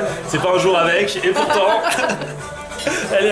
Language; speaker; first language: French; native; French